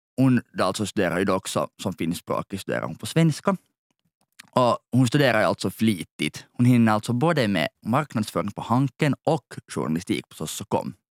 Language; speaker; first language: Swedish; native; Swedish